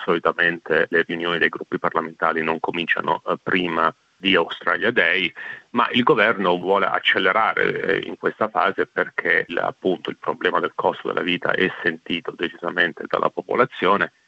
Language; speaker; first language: Italian; native; Italian